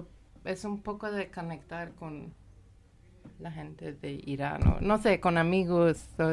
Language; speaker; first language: Spanish; non-native, fluent; Persian